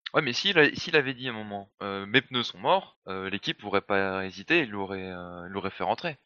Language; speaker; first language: French; native; French